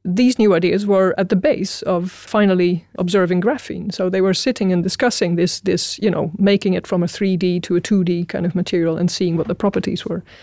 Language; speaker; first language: English; non-native, fluent; Dutch